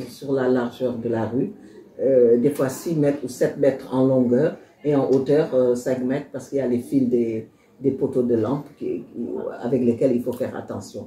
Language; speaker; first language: French; non-native, local second language; Wolof